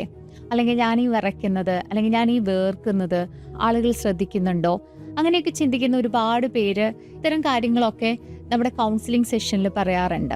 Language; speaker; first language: Malayalam; native; Malayalam